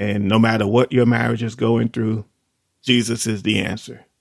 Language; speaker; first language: English; native; English